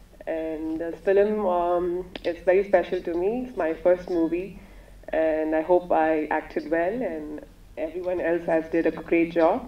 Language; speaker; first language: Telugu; non-native, learner; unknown